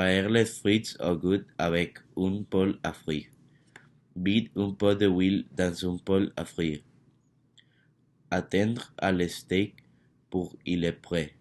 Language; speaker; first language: French; non-native, learner; Spanish